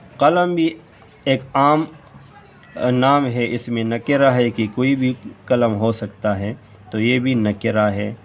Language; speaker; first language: Urdu; non-native, local second language; Pashto